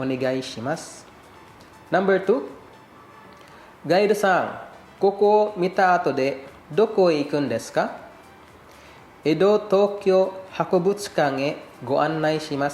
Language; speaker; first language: Japanese; non-native, fluent; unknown